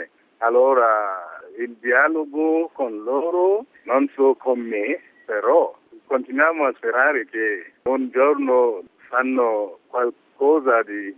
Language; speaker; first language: Italian; non-native, fluent; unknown